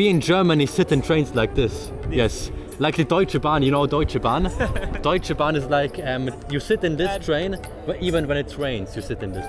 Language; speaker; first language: English; non-native, learner; German